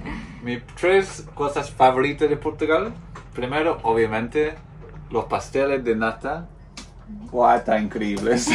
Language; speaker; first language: Spanish; non-native, fluent; English